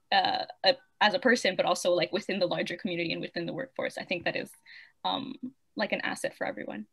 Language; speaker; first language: English; non-native, fluent; French